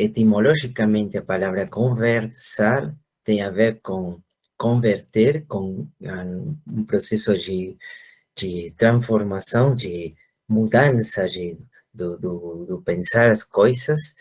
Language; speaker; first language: Portuguese; non-native, fluent; Spanish